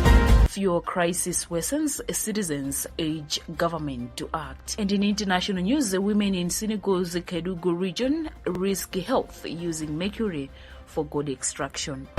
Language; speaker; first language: English; non-native, local second language; Nyanja